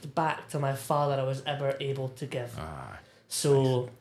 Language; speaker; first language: English; native; English